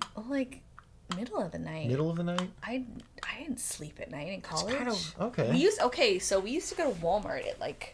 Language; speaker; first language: English; native; English